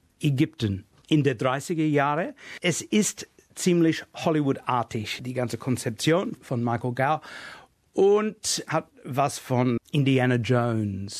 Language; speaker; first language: German; non-native, fluent; English